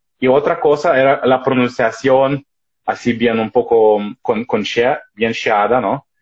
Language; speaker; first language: Spanish; non-native, fluent; Russian